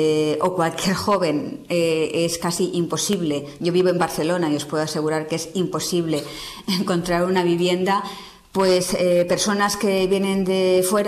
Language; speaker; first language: Spanish; native; Spanish